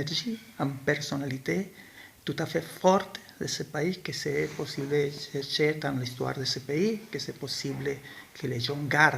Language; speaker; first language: French; non-native, learner; Spanish